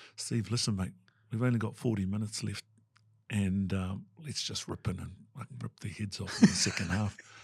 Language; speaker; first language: English; native; English